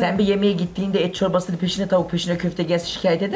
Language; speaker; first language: Turkish; native; Turkish